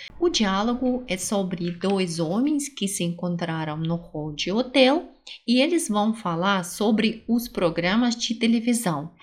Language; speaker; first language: Portuguese; non-native, fluent; Russian